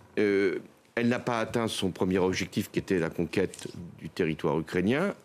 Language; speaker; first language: French; native; French